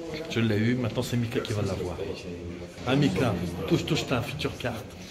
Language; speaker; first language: French; non-native, local second language; Arabic